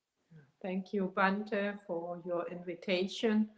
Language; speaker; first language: English; non-native, fluent; German